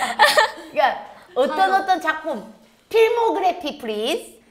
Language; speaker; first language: Korean; native; Korean